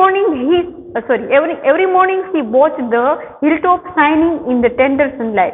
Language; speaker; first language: English; non-native, local second language; Gujarati